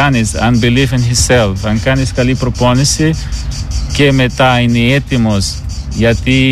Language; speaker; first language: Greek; non-native, learner; Portuguese